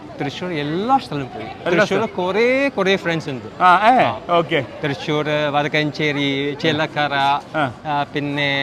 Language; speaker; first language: Malayalam; non-native, learner; Chinese